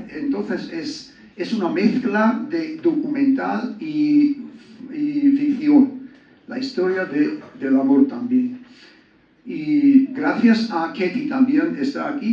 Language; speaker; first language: Spanish; non-native, learner; Georgian